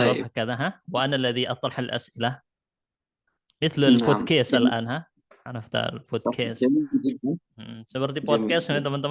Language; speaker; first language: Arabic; non-native, fluent; Indonesian